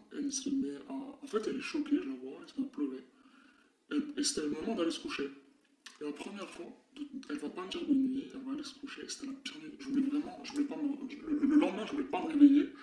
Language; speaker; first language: French; non-native, local second language; Arabic